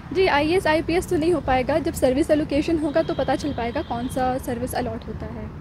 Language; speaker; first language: Hindi; native; Hindi